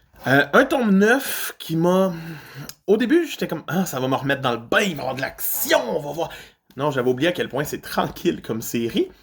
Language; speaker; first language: French; native; French